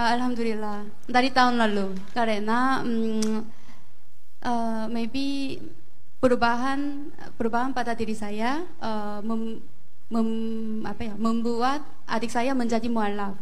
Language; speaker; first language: Indonesian; non-native, fluent; Korean